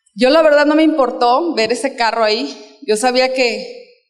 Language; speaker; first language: Spanish; native; Spanish